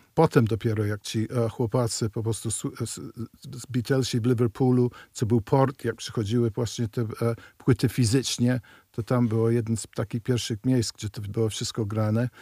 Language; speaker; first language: Polish; early bilingual, heritage; Polish